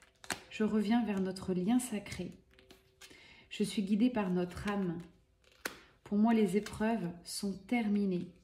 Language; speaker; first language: French; native; French